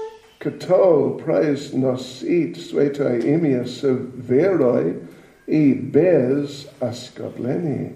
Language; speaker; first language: Russian; non-native, learner; English